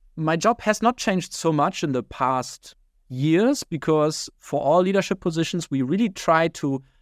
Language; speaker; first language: English; non-native, fluent; German